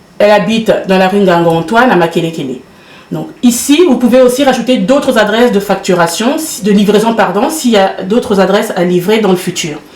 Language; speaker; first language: French; early bilingual, other home language; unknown